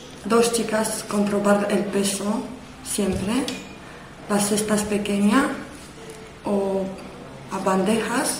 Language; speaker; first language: Spanish; non-native, learner; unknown